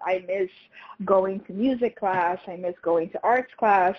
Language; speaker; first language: English; non-native, fluent; Portuguese